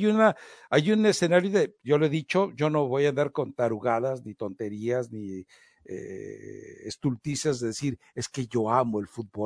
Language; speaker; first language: Spanish; native; Spanish